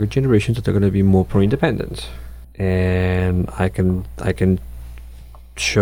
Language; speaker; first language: English; non-native, fluent; Catalan